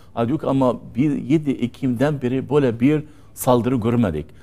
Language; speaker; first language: Turkish; non-native, learner; Arabic